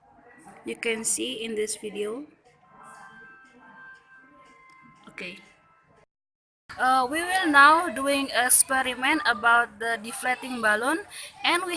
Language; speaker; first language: English; non-native, learner; Indonesian